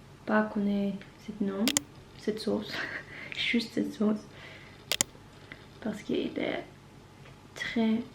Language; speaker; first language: French; non-native, learner; Norwegian